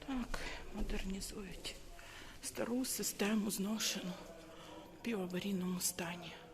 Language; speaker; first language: Ukrainian; native; Ukrainian